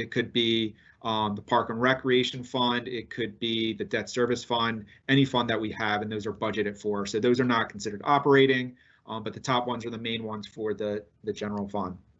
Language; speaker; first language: English; native; English